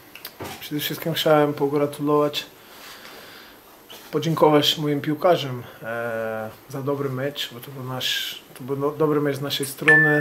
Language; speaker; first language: Polish; non-native, fluent; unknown